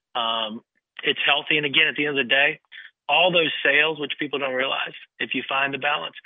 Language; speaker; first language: English; native; English